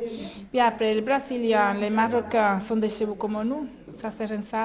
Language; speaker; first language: French; non-native, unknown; Spanish